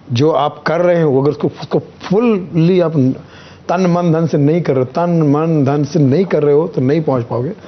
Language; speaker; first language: Hindi; native; Hindi